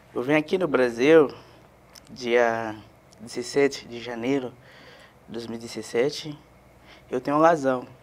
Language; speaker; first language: Portuguese; non-native, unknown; Haitian Creole